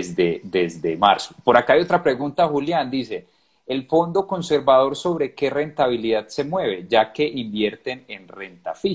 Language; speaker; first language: Spanish; native; Spanish